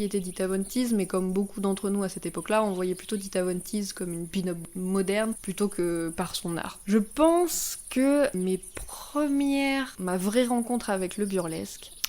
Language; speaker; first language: French; native; French